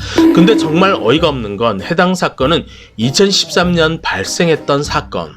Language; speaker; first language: Korean; native; Korean